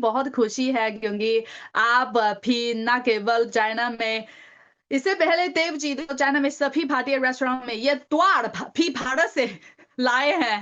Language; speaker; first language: Hindi; non-native, learner; Chinese